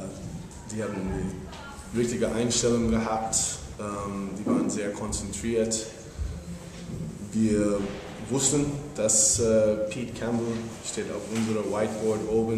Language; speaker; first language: German; non-native, fluent; English